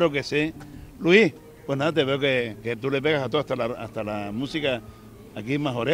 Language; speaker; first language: Spanish; native; Spanish